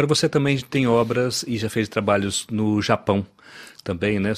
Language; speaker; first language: Portuguese; native; Portuguese